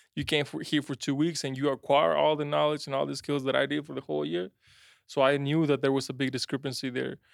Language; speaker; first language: English; non-native, fluent; Spanish